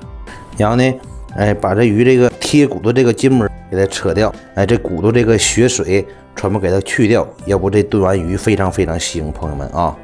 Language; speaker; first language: Chinese; native; Chinese